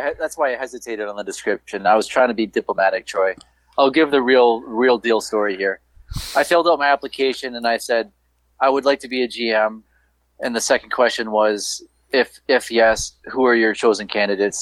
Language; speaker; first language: English; native; English